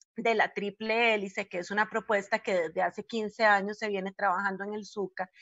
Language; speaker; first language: Spanish; native; Spanish